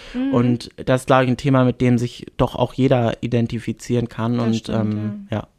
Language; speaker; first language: German; native; German